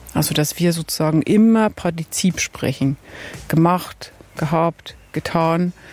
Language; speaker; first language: German; native; German